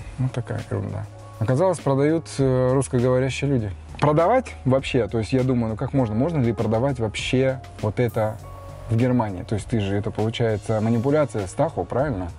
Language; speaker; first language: Russian; native; Russian